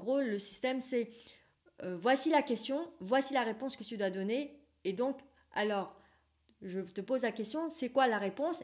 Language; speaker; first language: French; non-native, fluent; Vietnamese